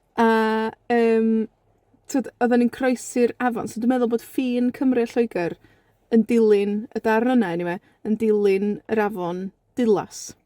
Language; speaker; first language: Welsh; native; Welsh